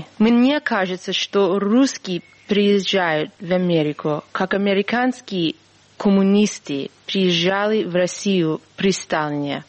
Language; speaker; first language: Russian; non-native, fluent; English